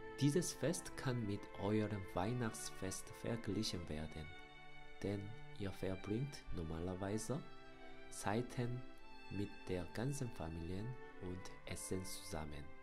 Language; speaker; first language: German; non-native, fluent; Korean